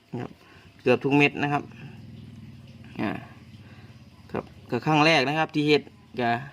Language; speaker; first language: Thai; non-native, local second language; Northeastern Thai